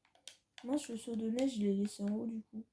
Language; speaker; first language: French; native; French